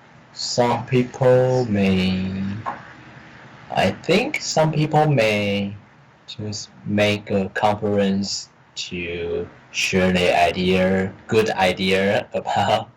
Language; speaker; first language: English; non-native, learner; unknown